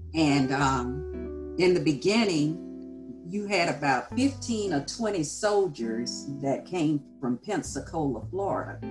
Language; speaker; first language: English; native; English